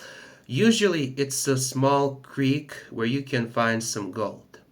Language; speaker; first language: English; non-native, fluent; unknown